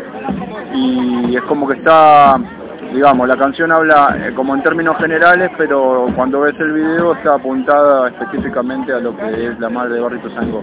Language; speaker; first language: Spanish; native; Spanish